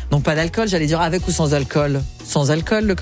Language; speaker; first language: French; native; French